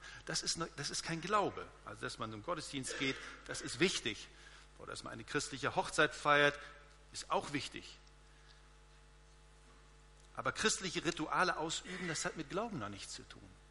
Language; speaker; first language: German; native; German